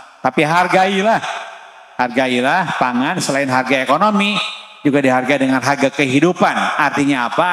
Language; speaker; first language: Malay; non-native, local second language; Sundanese